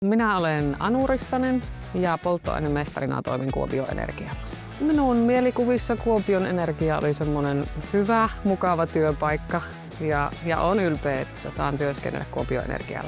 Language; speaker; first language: Finnish; native; Finnish